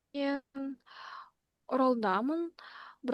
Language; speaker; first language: Kazakh; non-native, local second language; Russian